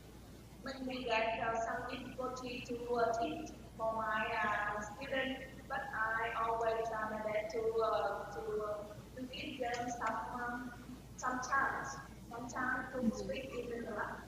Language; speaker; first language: English; non-native, learner; Vietnamese